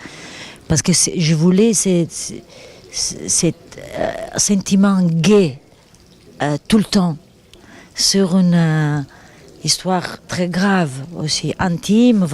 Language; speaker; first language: French; non-native, fluent; Italian